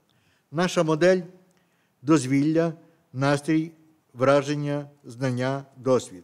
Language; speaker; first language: Ukrainian; native; Ukrainian